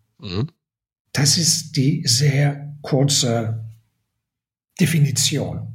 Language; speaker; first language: German; non-native, fluent; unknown